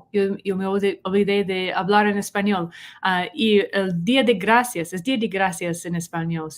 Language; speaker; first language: Spanish; non-native, learner; English